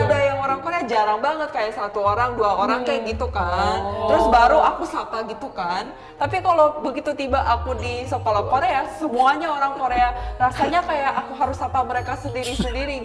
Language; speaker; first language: Indonesian; early bilingual, other home language; Korean